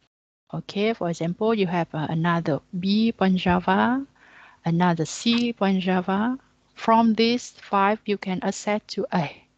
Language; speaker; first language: English; non-native, learner; Vietnamese